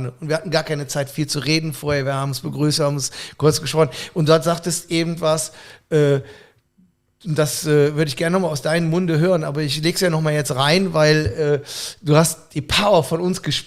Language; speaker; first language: German; native; German